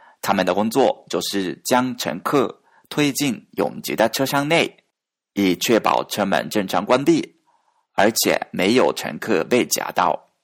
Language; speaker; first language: Chinese; non-native, fluent; Japanese